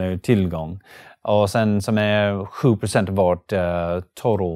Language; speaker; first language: Swedish; non-native, learner; English